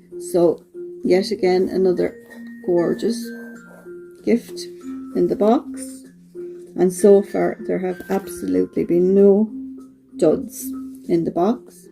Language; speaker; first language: English; native; English